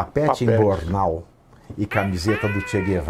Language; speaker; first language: Portuguese; native; Portuguese